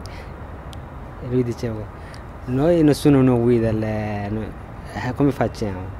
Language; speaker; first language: Italian; non-native, learner; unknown